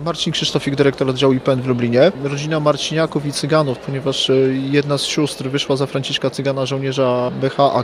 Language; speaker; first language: Polish; native; Polish